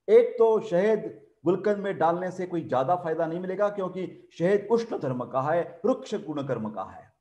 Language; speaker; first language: Hindi; non-native, local second language; Marathi